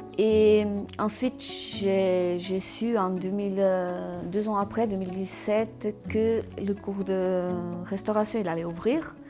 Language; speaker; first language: French; non-native, fluent; Portuguese